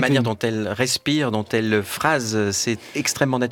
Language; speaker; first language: French; native; French